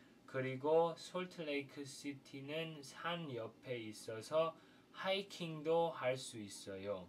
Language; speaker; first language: Korean; non-native, fluent; English